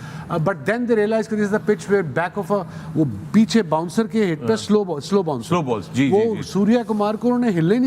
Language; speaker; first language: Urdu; native; Urdu